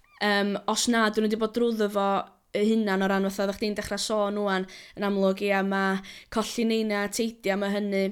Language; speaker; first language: Welsh; native; Welsh